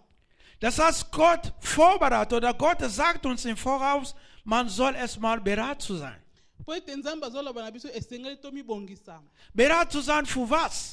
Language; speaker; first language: German; non-native, learner; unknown